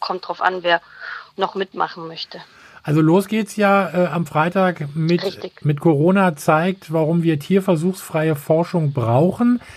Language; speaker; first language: German; native; German